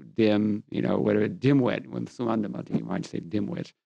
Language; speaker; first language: English; native; English